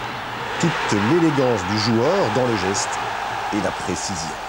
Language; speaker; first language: French; native; French